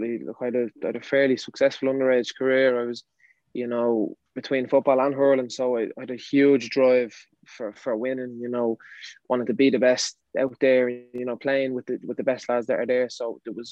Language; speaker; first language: English; native; English